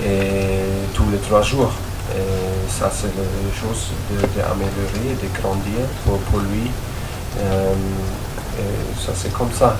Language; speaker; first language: French; non-native, learner; German